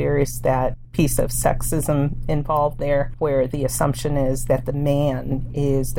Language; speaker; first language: English; early bilingual, other home language; Spanish